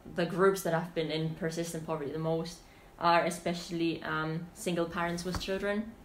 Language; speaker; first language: English; non-native, fluent; Italian